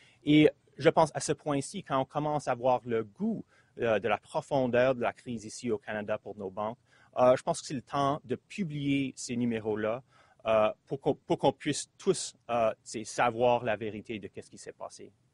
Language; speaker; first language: French; non-native, fluent; English